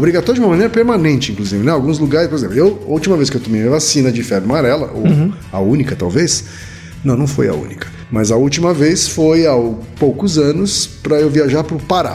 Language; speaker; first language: Portuguese; native; Portuguese